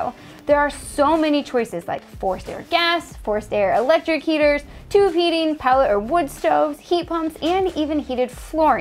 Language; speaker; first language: English; native; English